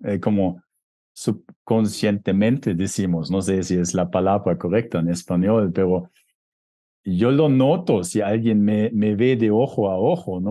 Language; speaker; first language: Spanish; non-native, fluent; German